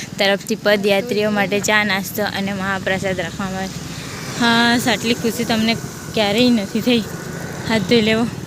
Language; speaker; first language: Gujarati; non-native, local second language; Kukna